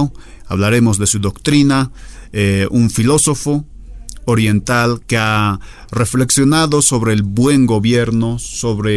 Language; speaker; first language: Spanish; native; Spanish